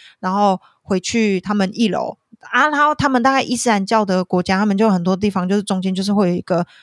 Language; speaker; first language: Chinese; native; Chinese